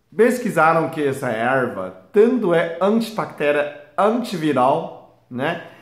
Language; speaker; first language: Portuguese; non-native, fluent; Chinese